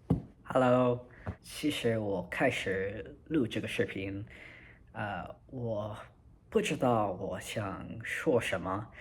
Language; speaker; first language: Chinese; non-native, learner; English